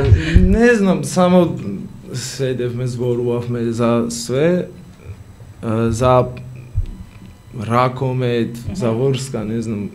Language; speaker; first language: Macedonian; non-native, learner; Georgian